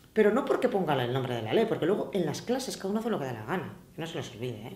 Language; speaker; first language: Spanish; native; Spanish